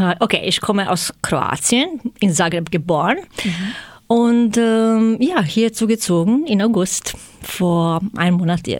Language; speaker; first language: German; non-native, fluent; Croatian